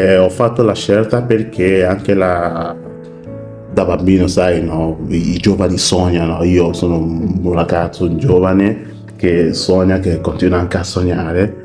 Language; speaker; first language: Italian; non-native, fluent; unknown